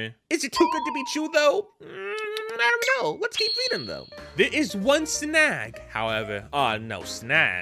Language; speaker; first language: English; native; English